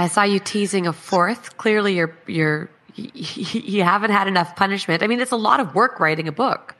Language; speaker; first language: English; native; English